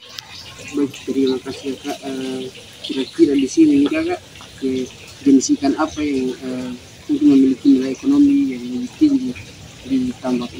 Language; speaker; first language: Indonesian; native; Indonesian